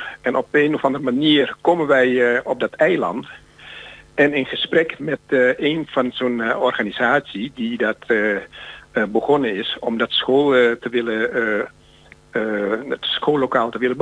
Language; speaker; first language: Dutch; non-native, fluent; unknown